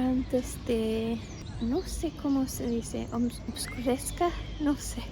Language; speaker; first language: Spanish; non-native, fluent; English